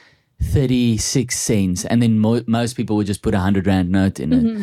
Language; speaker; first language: English; non-native, local second language; Afrikaans